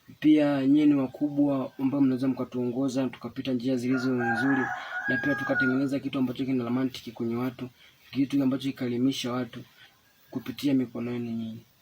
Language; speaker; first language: Swahili; native; Swahili